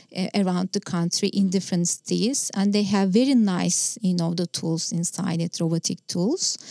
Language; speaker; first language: English; non-native, fluent; Turkish